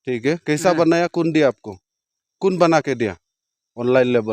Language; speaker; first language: Hindi; non-native, local second language; Khasi